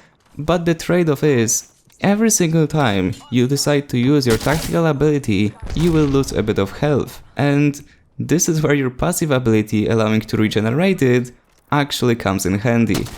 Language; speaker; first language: English; non-native, fluent; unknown